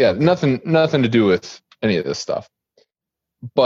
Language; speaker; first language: English; native; English